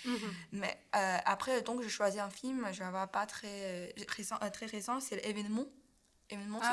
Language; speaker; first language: French; non-native, learner; Chinese